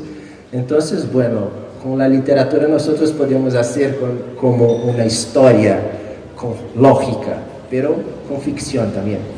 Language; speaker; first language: Spanish; non-native, fluent; Portuguese